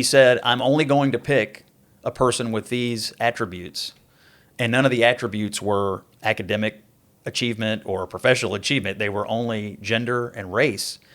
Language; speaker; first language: English; native; English